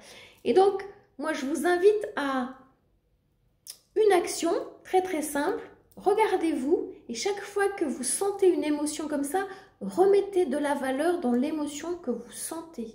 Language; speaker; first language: French; native; French